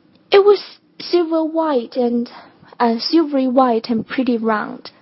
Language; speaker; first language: English; non-native, fluent; Chinese